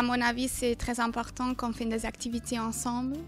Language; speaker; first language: French; non-native, fluent; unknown